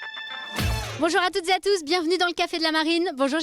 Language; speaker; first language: French; native; French